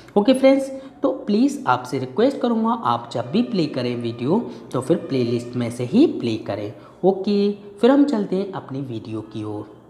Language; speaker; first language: Hindi; native; Hindi